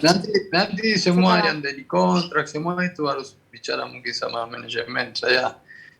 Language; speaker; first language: Indonesian; non-native, fluent; Spanish